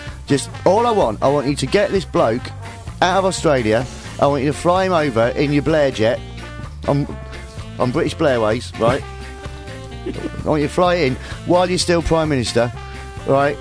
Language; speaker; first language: English; native; English